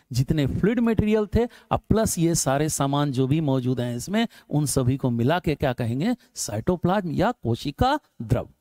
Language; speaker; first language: Hindi; native; Hindi